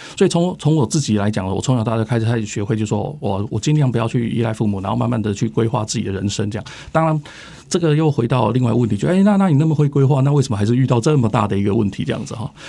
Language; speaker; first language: Chinese; native; Chinese